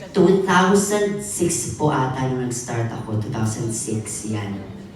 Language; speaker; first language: Filipino; native; Filipino